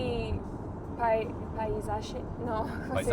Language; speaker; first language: Spanish; non-native, learner; English